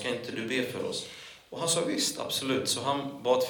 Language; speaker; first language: Swedish; non-native, fluent; Polish